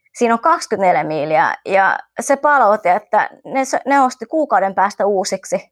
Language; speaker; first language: Finnish; early bilingual, other home language; Vietnamese